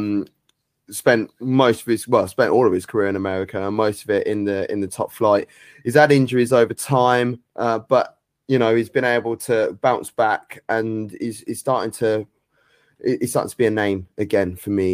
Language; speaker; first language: English; native; English